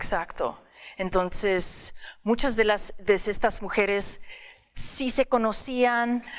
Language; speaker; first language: Spanish; early bilingual, heritage; English